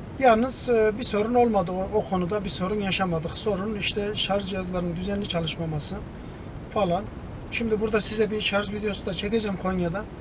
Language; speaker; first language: Turkish; native; Turkish